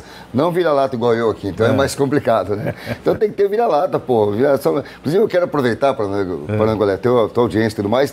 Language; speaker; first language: Portuguese; native; Portuguese